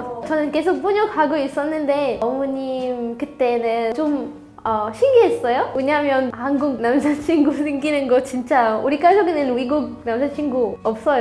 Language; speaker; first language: Korean; non-native, fluent; Arabic